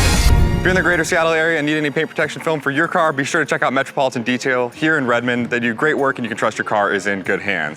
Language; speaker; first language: English; native; English